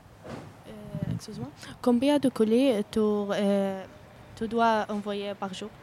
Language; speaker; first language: French; non-native, learner; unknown